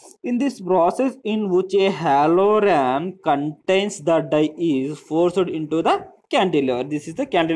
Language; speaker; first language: English; non-native, local second language; Telugu